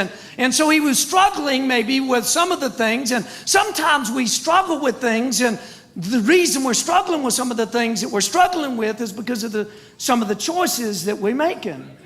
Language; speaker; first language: English; native; English